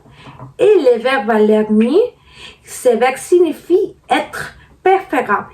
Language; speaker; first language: French; non-native, learner; Spanish